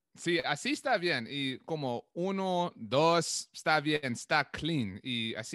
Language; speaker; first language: Spanish; non-native, learner; English